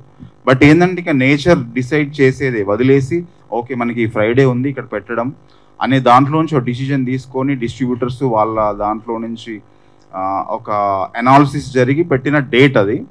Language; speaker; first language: Telugu; native; Telugu